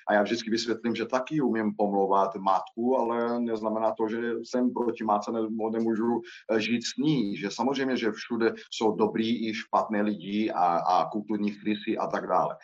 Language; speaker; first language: Czech; non-native, fluent; Portuguese